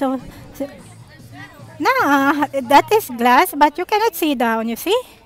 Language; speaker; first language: English; non-native, learner; Filipino